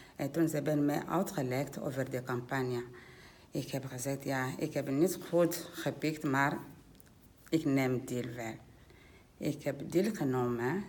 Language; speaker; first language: Dutch; non-native, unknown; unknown